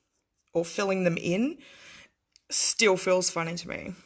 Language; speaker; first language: English; native; English